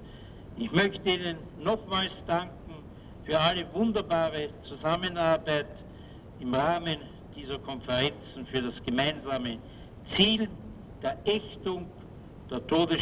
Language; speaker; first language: German; native; German